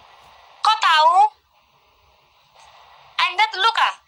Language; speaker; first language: Vietnamese; non-native, learner; Indonesian